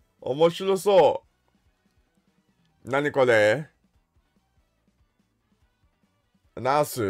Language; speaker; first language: Japanese; non-native, learner; English